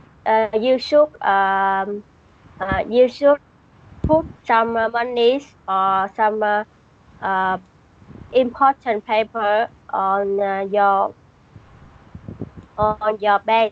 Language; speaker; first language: English; non-native, learner; Vietnamese